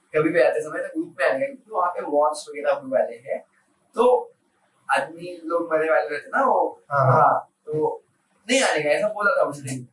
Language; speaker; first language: Hindi; non-native, local second language; Marathi